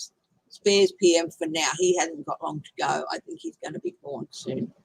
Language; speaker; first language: English; native; English